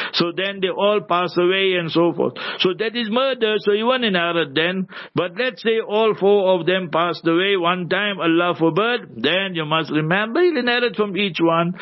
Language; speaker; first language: English; early bilingual, other home language; Urdu